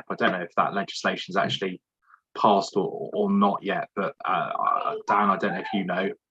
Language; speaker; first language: English; native; English